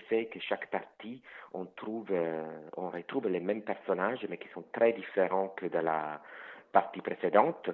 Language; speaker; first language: French; non-native, fluent; Italian